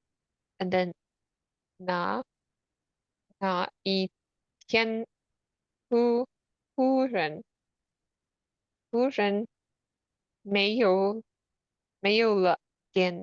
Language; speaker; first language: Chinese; non-native, learner; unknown